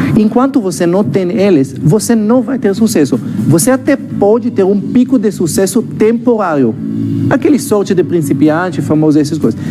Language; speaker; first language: Portuguese; non-native, fluent; Hebrew